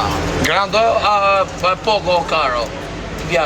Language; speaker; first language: Italian; non-native, learner; Albanian